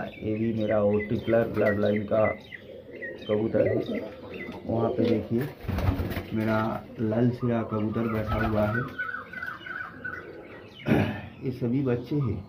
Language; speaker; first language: Hindi; non-native, local second language; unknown